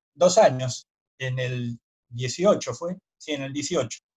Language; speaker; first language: Spanish; native; Spanish